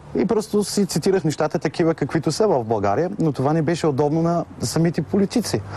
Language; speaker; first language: Bulgarian; non-native, fluent; German